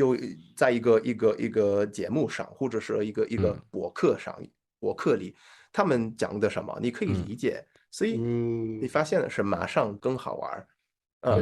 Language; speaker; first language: Chinese; non-native, fluent; English